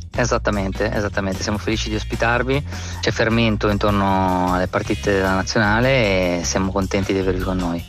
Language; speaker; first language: Italian; native; Italian